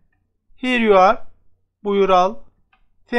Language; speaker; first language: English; non-native, fluent; Turkish